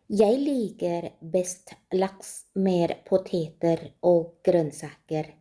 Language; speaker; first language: Norwegian; non-native, learner; Thai